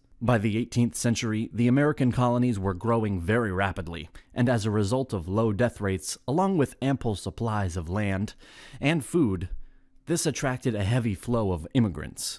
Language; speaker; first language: English; non-native, fluent; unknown